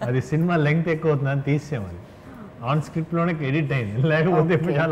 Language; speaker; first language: Telugu; native; Telugu